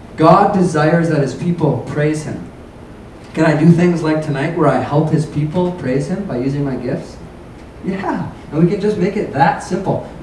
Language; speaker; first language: English; native; English